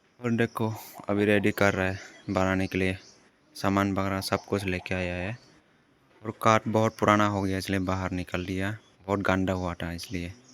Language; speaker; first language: Hindi; non-native, local second language; Kok Borok